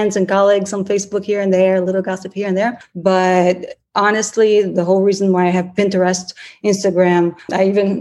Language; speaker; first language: English; non-native, fluent; Portuguese